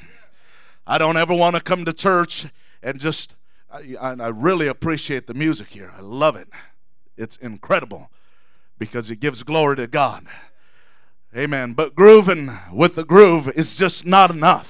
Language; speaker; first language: English; native; English